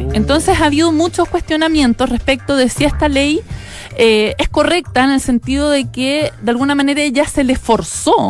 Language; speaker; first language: Spanish; native; Spanish